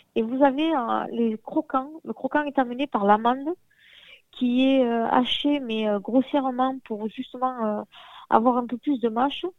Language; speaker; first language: French; native; French